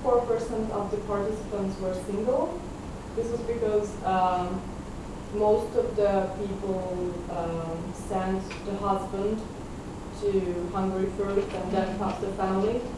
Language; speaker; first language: English; non-native, fluent; Hungarian